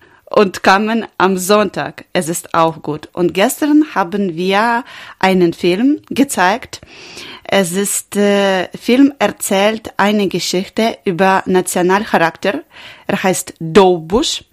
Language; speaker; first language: German; non-native, learner; Ukrainian